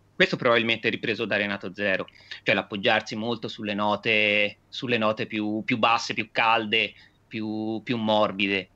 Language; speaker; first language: Italian; native; Italian